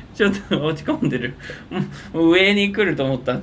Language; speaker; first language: Japanese; non-native, fluent; English